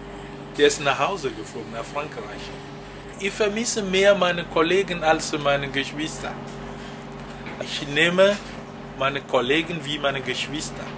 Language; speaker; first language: German; non-native, fluent; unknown